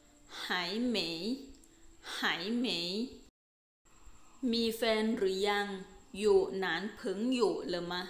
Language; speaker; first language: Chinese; non-native, fluent; Thai